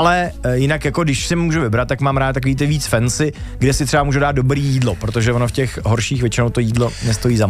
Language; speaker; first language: Czech; native; Czech